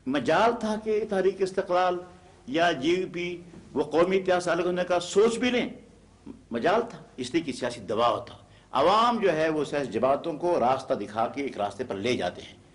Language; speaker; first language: Urdu; non-native, local second language; Pashto